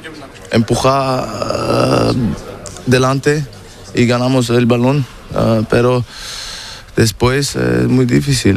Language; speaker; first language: Spanish; non-native, learner; German